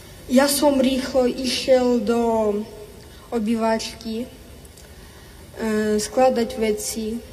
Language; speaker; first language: Slovak; early bilingual, other home language; Ukrainian